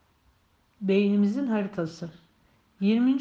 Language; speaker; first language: Turkish; native; Turkish